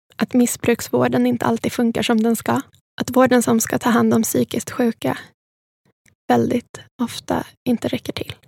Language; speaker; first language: Swedish; early bilingual, other home language; Spanish